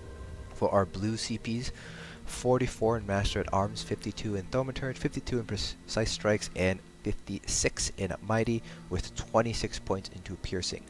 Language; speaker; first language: English; native; English